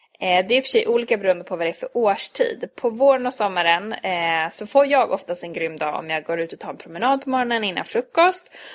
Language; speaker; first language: Swedish; early bilingual, other home language; Hungarian